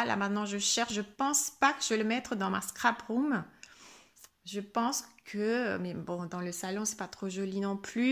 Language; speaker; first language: French; non-native, fluent; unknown